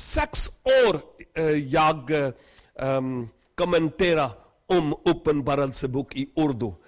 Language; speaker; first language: Swedish; non-native, learner; Urdu